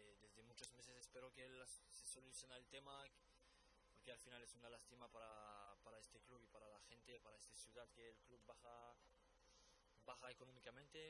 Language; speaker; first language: Spanish; non-native, fluent; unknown